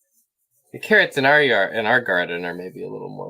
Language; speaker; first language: English; native; English